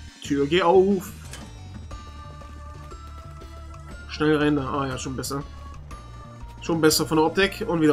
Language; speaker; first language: German; native; German